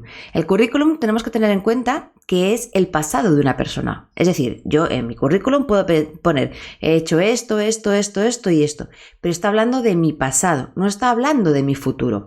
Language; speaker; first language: Spanish; native; Spanish